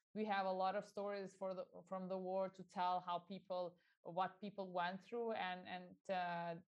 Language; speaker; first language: English; non-native, fluent; Albanian